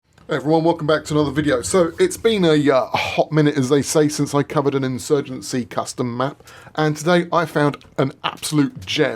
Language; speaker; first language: English; native; English